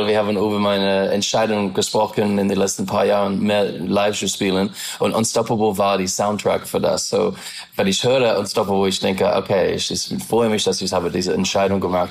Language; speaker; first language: German; non-native, learner; English